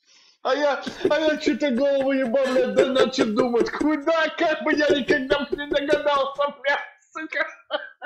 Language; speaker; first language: Russian; non-native, fluent; Arabic